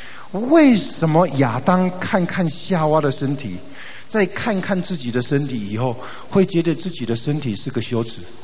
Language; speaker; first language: Chinese; native; Chinese